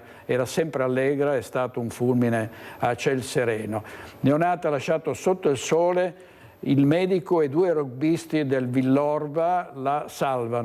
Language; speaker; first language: Italian; native; Italian